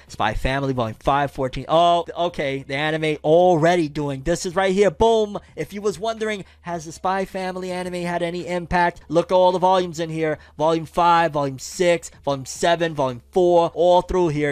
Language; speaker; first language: English; native; English